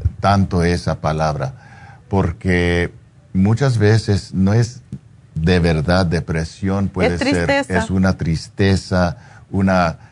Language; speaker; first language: Spanish; non-native, fluent; English